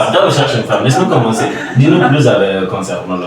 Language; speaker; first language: French; non-native, learner; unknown